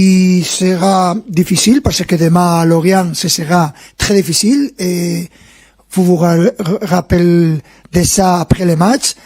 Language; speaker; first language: French; non-native, fluent; Spanish